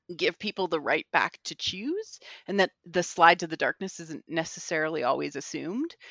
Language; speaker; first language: English; native; English